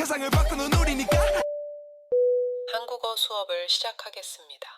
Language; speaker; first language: Korean; non-native, fluent; Turkish